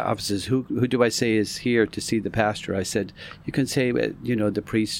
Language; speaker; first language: English; native; English